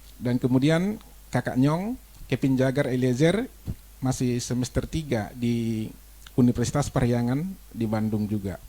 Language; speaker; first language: Indonesian; non-native, local second language; Batak Toba